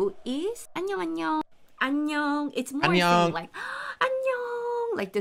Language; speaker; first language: English; non-native, fluent; Korean